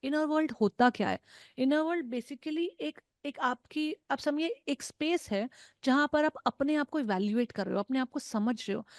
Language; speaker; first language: Hindi; non-native, local second language; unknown